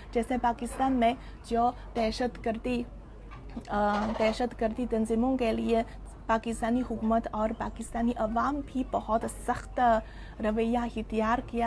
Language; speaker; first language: Hindi; non-native, fluent; Chinese